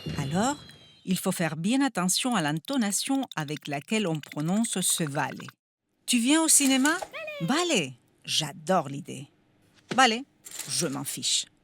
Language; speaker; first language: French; non-native, fluent; Spanish